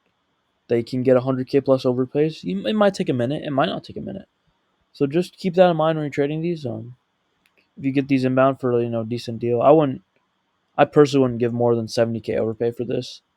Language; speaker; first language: English; native; English